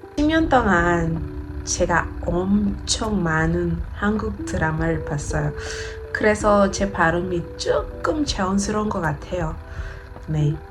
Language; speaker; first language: Korean; non-native, learner; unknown